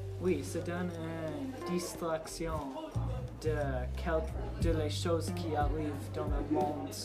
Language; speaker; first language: French; non-native, learner; English